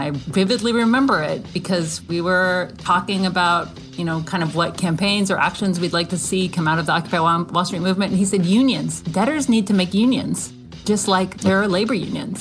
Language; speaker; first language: English; native; English